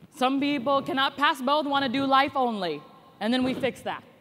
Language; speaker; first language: English; native; English